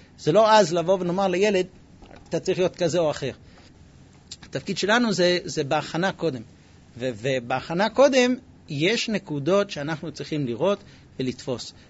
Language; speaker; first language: Hebrew; non-native, fluent; English